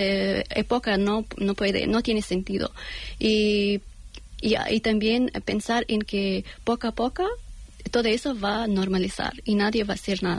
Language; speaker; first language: Spanish; non-native, fluent; Persian